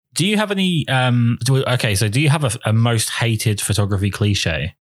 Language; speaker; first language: English; native; English